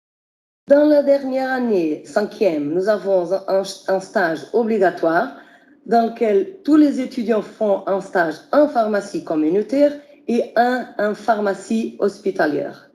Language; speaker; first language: French; non-native, fluent; Portuguese